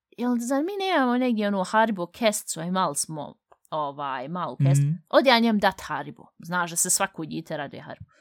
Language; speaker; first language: Bosnian; early bilingual, heritage; Bosnian